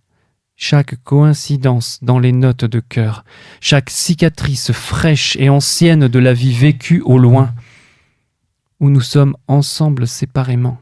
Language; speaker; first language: French; native; French